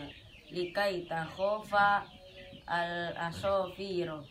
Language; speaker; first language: Arabic; non-native, learner; Indonesian